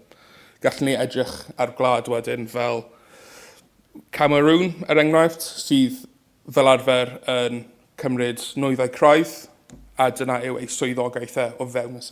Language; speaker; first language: Welsh; native; Welsh